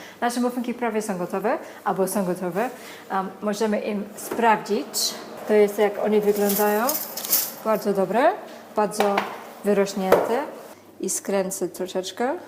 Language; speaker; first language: Polish; non-native, learner; English